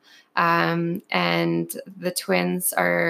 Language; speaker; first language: English; native; English